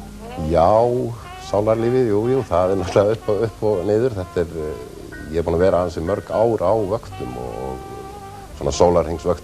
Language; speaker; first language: Icelandic; native; Icelandic